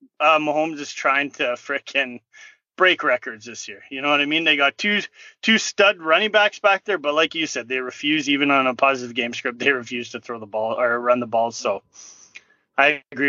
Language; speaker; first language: English; native; English